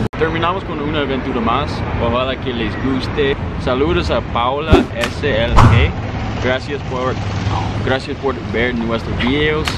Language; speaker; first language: Spanish; non-native, fluent; English